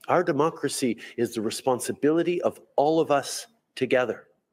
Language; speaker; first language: English; early bilingual, other home language; French